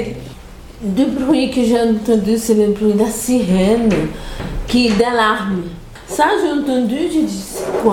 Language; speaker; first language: French; non-native, learner; Portuguese